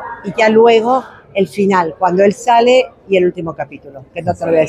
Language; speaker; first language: Spanish; native; Spanish